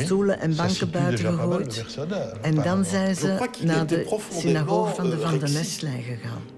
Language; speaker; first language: Dutch; early bilingual, other home language; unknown